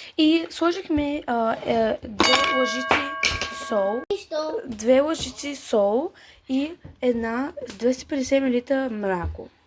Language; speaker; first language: Bulgarian; early bilingual, heritage; Bulgarian